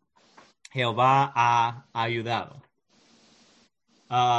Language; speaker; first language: Spanish; non-native, learner; English